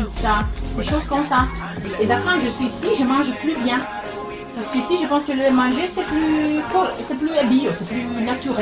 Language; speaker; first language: French; non-native, learner; Italian